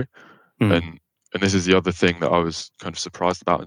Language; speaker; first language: English; native; English